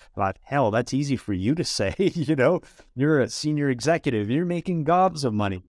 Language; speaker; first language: English; native; English